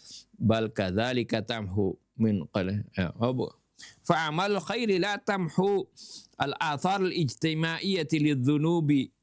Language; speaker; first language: Arabic; non-native, fluent; Indonesian